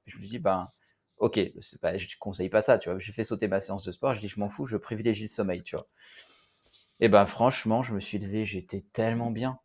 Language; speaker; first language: French; native; French